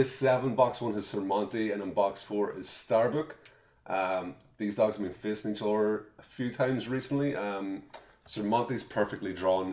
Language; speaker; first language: English; native; English